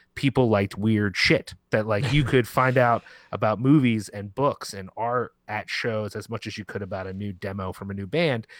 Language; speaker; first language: English; early bilingual, other home language; Spanish